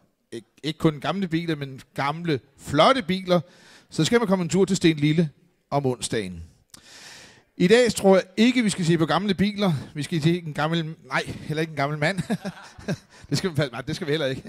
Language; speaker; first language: Danish; native; Danish